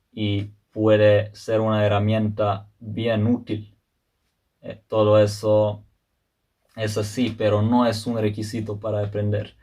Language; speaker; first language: Spanish; non-native, fluent; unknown